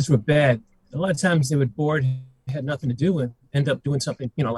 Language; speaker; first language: English; native; English